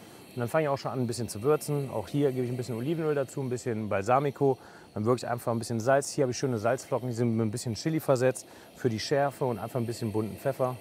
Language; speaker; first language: German; native; German